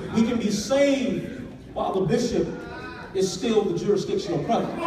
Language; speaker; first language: English; native; English